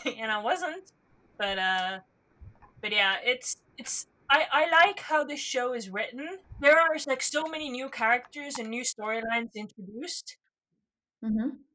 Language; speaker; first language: English; non-native, fluent; Estonian